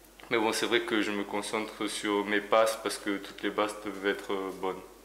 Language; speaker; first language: French; native; French